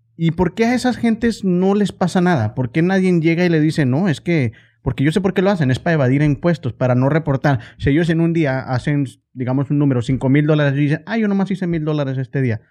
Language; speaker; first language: Spanish; native; Spanish